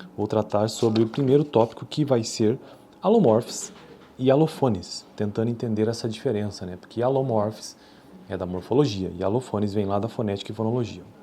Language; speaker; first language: Portuguese; native; Portuguese